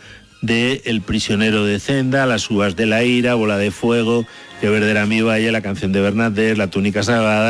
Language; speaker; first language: Spanish; native; Spanish